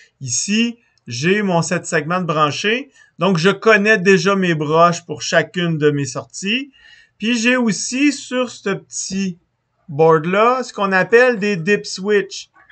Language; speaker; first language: French; native; French